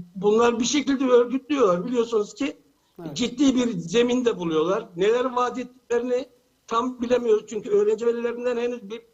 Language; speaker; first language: Turkish; native; Turkish